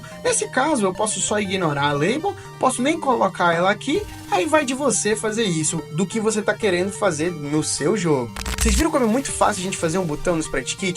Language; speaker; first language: Portuguese; native; Portuguese